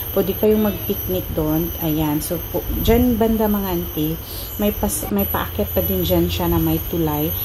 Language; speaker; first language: Filipino; non-native, local second language; Cebuano